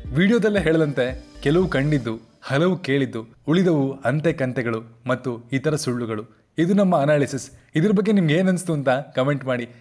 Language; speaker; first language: Kannada; native; Kannada